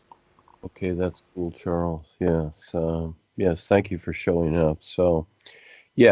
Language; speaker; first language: English; native; English